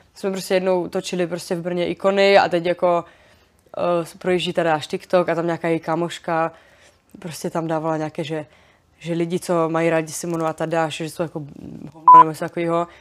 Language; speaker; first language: Czech; native; Czech